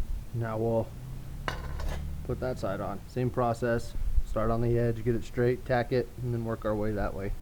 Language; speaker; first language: English; native; English